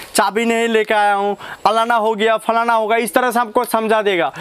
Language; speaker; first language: Hindi; non-native, local second language; Bangla